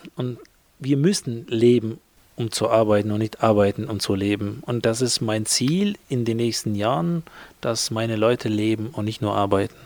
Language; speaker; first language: German; non-native, fluent; Albanian